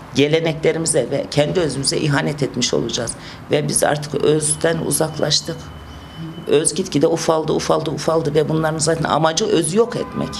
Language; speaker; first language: Turkish; native; Turkish